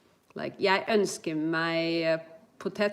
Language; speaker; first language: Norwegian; non-native, fluent; English